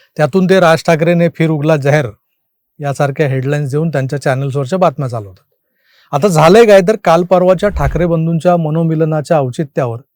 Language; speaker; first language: Marathi; native; Marathi